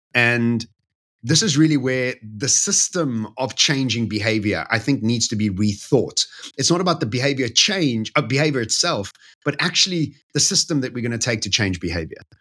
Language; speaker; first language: English; native; English